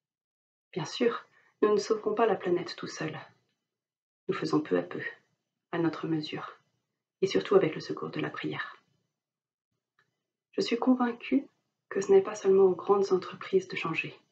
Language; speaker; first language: French; native; French